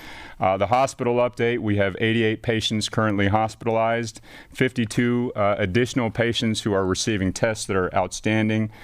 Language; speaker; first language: English; native; English